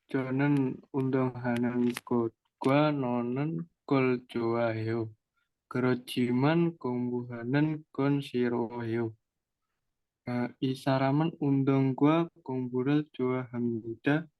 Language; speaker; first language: Korean; non-native, learner; Indonesian